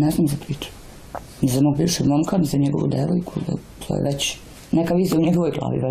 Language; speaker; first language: Bosnian; native; Bosnian